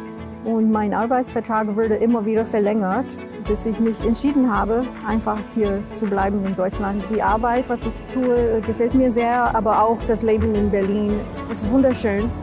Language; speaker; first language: German; non-native, fluent; English